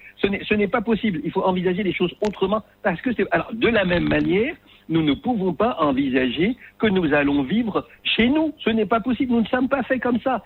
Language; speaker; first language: French; non-native, local second language; Arabic